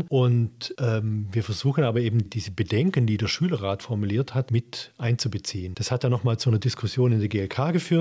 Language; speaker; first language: German; native; German